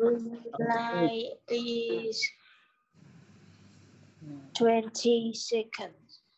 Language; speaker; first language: English; non-native, learner; Vietnamese